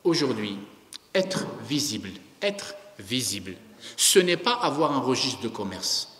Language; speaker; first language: French; non-native, local second language; Arabic